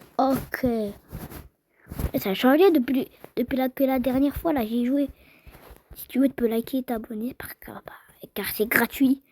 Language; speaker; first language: French; native; French